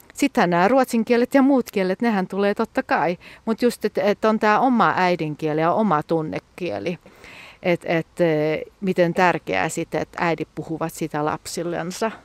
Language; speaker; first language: Finnish; early bilingual, heritage; Finnish